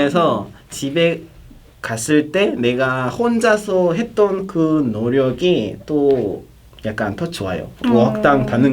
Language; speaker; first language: Korean; non-native, fluent; Kinyarwanda